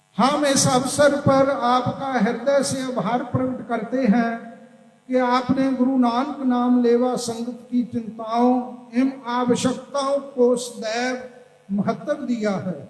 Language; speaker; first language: Hindi; non-native, local second language; Punjabi